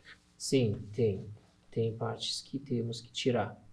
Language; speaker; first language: Portuguese; non-native, learner; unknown